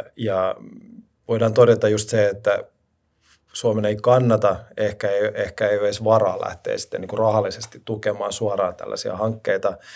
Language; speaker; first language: Finnish; non-native, local second language; Swedish